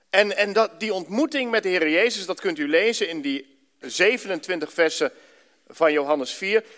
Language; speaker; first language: Dutch; native; Dutch